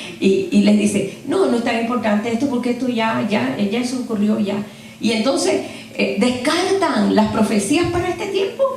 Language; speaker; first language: Spanish; native; Spanish